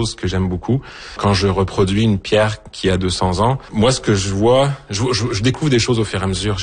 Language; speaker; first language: French; native; French